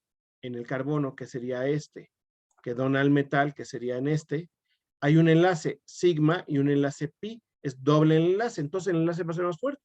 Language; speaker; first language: Spanish; native; Spanish